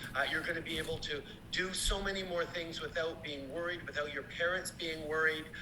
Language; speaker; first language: English; early bilingual, other home language; French